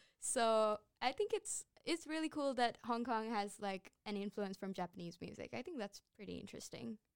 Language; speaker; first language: English; non-native, local second language; Sinhala